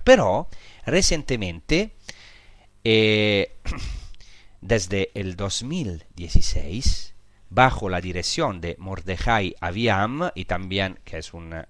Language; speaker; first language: Spanish; non-native, fluent; Italian